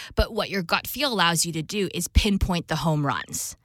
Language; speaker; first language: English; native; English